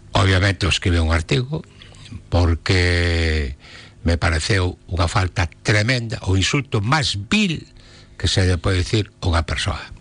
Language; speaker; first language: Galician; non-native, local second language; Spanish